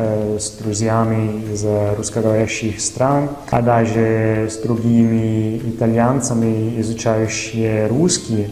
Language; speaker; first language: Russian; non-native, fluent; Italian